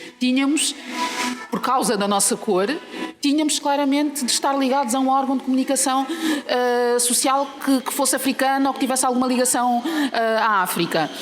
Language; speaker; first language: Portuguese; native; Portuguese